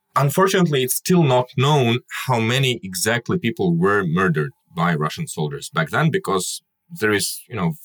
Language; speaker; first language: English; non-native, fluent; Kyrgyz